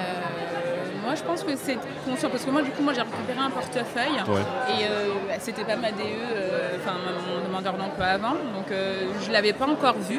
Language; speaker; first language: French; native; French